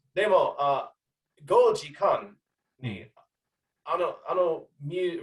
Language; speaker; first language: Japanese; non-native, learner; English